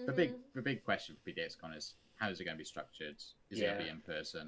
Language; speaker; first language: English; native; English